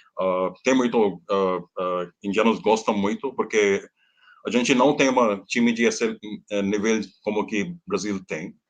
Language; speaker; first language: Portuguese; non-native, learner; Hindi